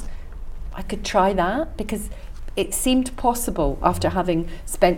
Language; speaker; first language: English; native; English